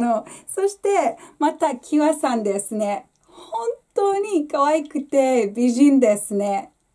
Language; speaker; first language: Japanese; non-native, fluent; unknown